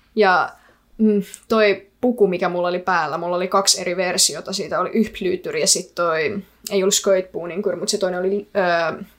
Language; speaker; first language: Finnish; early bilingual, other home language; Icelandic